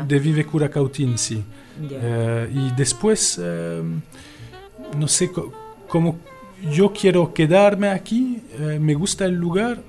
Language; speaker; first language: Spanish; non-native, fluent; French